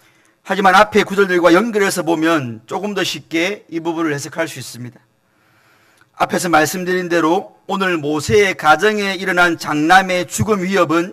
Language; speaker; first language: Korean; native; Korean